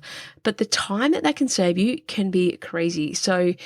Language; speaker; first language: English; native; English